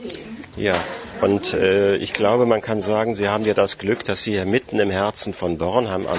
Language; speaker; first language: German; native; German